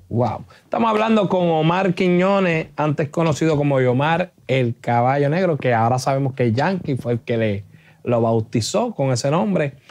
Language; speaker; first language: Spanish; native; Spanish